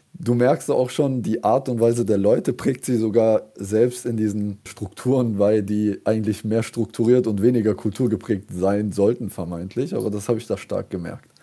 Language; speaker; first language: German; early bilingual, other home language; Kurdish